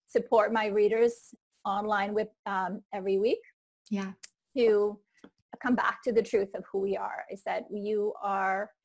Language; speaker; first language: English; non-native, fluent; Icelandic